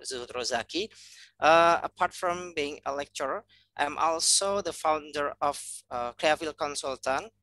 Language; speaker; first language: English; non-native, fluent; Indonesian